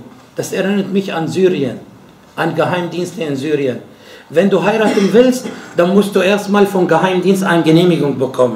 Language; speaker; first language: German; non-native, fluent; Arabic